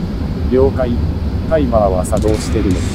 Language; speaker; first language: Japanese; native; Japanese